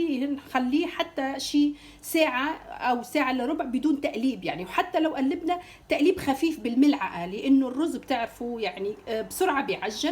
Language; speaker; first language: Arabic; native; Arabic